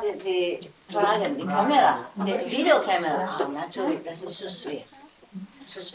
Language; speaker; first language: German; non-native, learner; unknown